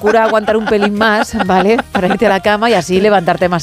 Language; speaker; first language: Spanish; native; Spanish